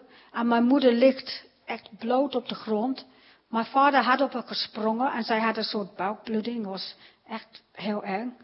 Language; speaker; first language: Dutch; non-native, fluent; English